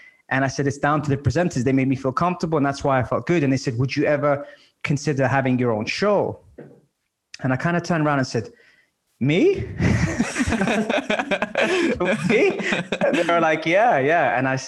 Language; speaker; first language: English; native; English